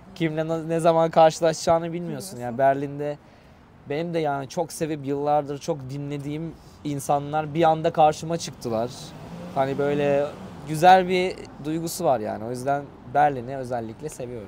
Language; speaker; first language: Turkish; native; Turkish